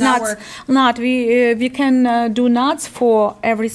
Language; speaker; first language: English; non-native, learner; Ukrainian